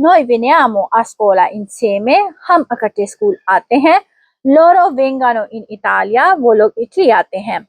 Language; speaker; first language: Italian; non-native, fluent; Urdu